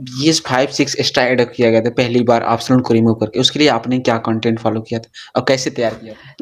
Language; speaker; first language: Hindi; native; Hindi